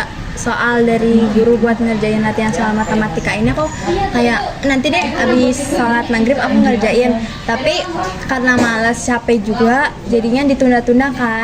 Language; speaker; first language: Indonesian; native; Indonesian